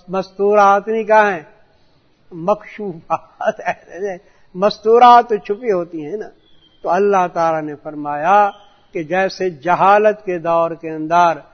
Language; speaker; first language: Urdu; non-native, local second language; Punjabi